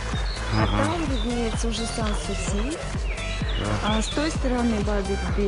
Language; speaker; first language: Russian; native; Russian